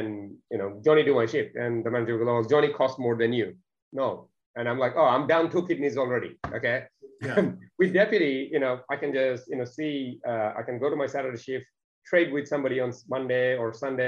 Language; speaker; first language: English; non-native, local second language; Bangla